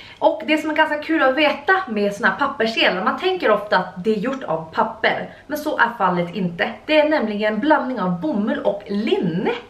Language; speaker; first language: Swedish; native; Swedish